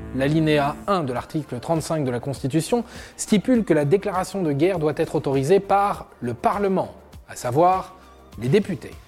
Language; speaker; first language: French; native; French